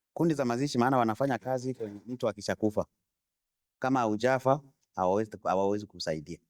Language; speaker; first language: Swahili; non-native, local second language; Bembe